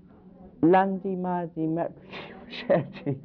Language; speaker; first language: French; non-native, learner; English